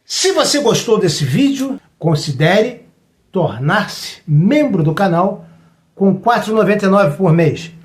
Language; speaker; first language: Portuguese; native; Portuguese